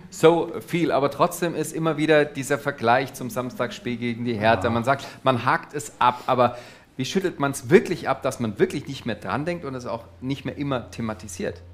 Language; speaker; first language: German; native; German